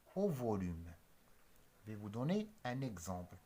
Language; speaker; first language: French; non-native, local second language; Arabic